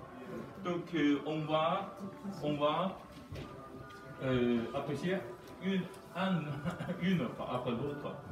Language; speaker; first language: French; non-native, fluent; Chinese